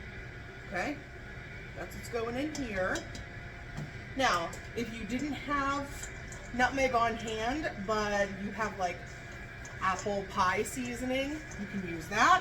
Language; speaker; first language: English; native; English